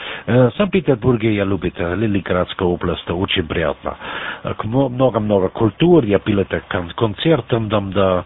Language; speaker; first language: Russian; non-native, learner; German